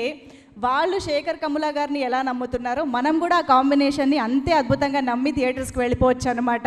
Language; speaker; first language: Telugu; native; Telugu